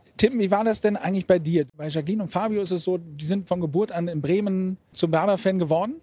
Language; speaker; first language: German; native; German